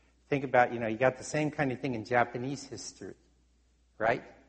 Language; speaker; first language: English; native; English